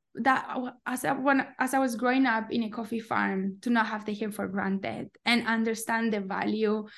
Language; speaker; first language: English; non-native, fluent; Spanish